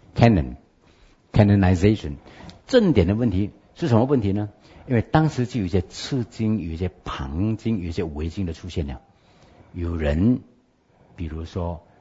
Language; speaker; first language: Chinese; native; Chinese